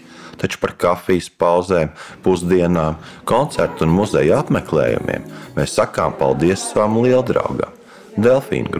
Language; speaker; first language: Latvian; native; Latvian